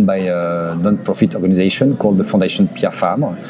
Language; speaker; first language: English; non-native, fluent; French